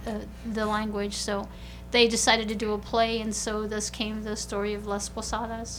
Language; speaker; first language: English; early bilingual, other home language; Spanish